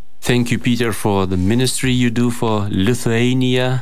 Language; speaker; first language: English; non-native, fluent; Lithuanian